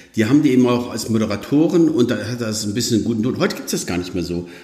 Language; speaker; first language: German; native; German